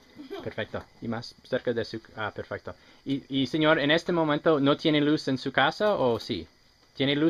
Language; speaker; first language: Spanish; non-native, learner; English